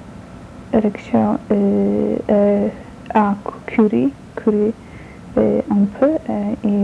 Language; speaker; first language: French; non-native, learner; Polish